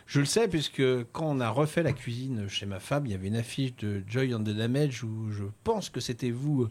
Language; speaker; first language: French; native; French